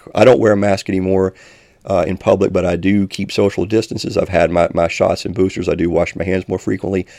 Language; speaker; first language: English; native; English